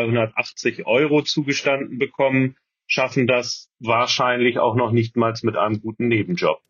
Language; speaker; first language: German; native; German